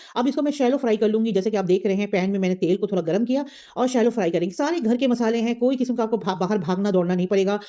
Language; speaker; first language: Urdu; native; Urdu